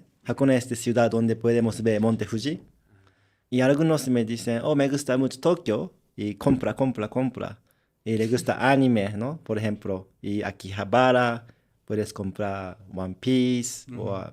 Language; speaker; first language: Spanish; non-native, learner; Japanese